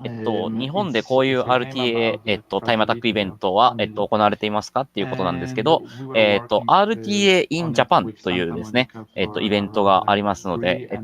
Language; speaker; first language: Japanese; native; Japanese